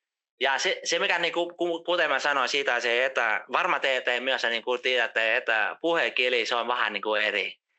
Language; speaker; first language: Finnish; non-native, fluent; Vietnamese